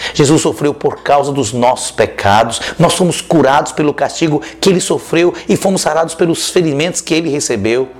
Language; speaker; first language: Portuguese; native; Portuguese